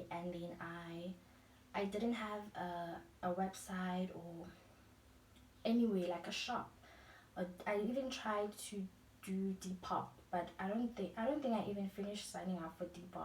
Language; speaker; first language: English; non-native, local second language; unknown